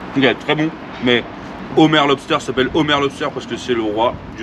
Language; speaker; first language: French; native; French